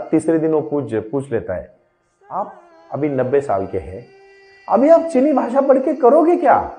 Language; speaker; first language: Hindi; non-native, local second language; Marathi